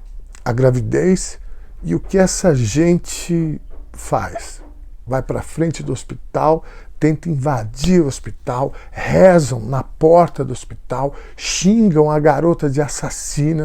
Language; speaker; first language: Portuguese; native; Portuguese